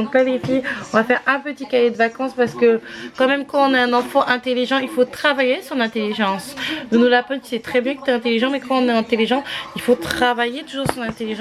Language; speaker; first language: French; native; French